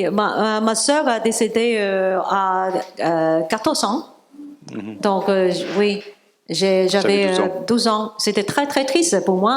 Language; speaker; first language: French; non-native, learner; Cantonese